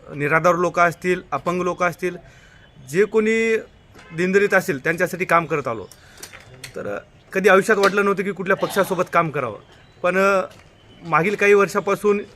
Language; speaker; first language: Marathi; native; Marathi